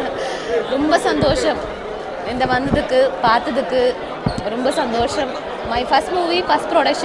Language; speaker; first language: Tamil; non-native, learner; Malayalam